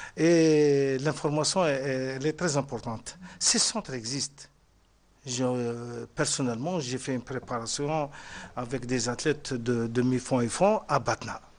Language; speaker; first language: French; non-native, local second language; Arabic